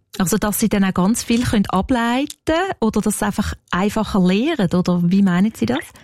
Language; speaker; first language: German; native; German